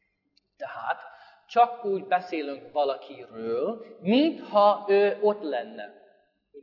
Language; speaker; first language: Hungarian; non-native, fluent; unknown